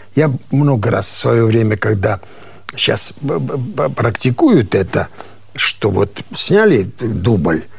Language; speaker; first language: Russian; non-native, local second language; Armenian